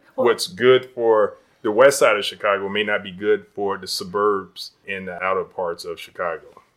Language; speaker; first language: English; native; English